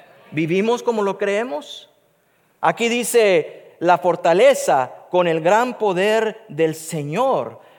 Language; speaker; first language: Spanish; native; Spanish